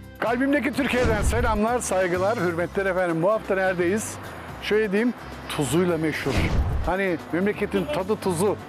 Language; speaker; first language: Turkish; native; Turkish